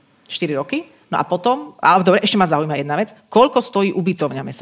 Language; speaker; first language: Slovak; native; Slovak